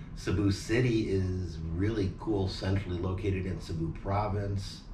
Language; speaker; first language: English; native; English